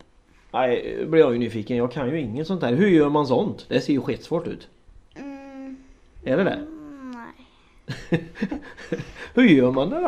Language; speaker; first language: Swedish; native; Swedish